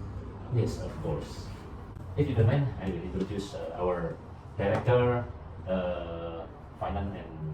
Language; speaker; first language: English; non-native, learner; Indonesian